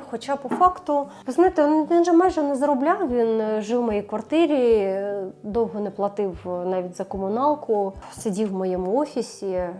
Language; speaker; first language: Ukrainian; non-native, local second language; Russian